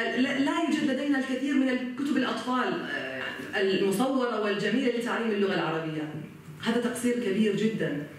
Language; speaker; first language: Arabic; early bilingual, heritage; Arabic